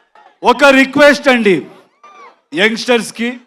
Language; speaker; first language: Telugu; non-native, learner; Kannada